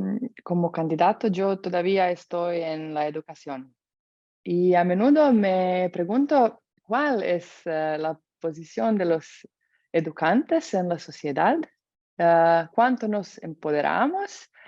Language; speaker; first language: Spanish; non-native, fluent; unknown